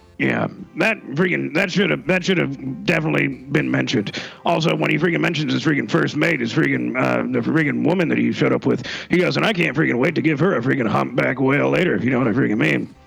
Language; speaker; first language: English; native; English